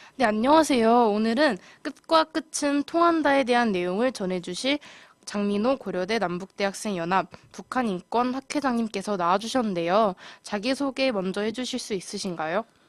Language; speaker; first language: Korean; native; Korean